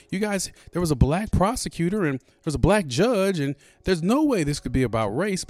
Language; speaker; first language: English; native; English